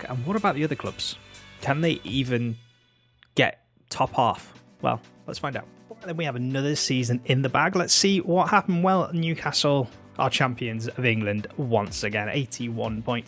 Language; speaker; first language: English; native; English